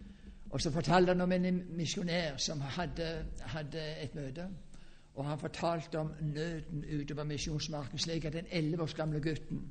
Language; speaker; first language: Norwegian; native; Norwegian